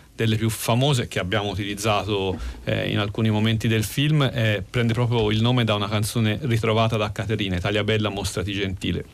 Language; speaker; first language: Italian; native; Italian